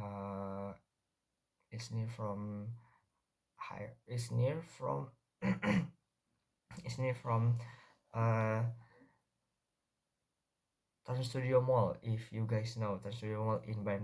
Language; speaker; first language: English; non-native, learner; Indonesian